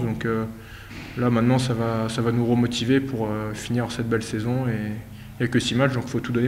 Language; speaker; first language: French; native; French